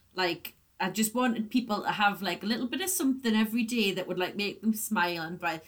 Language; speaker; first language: English; native; English